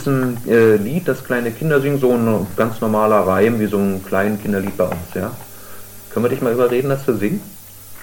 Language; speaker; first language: German; native; German